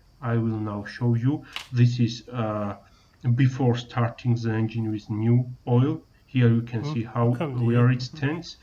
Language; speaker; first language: English; non-native, learner; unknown